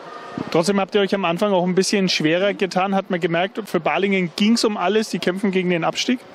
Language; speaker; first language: German; native; German